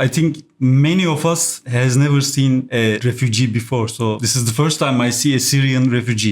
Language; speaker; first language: English; non-native, fluent; Turkish